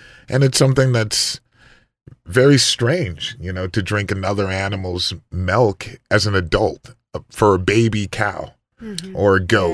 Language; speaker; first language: English; native; English